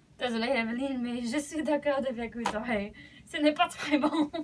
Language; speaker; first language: French; non-native, learner; English